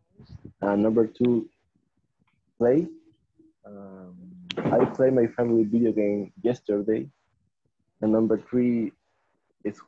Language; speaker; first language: English; non-native, learner; Spanish